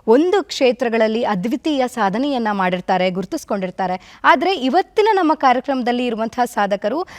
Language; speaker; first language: Kannada; native; Kannada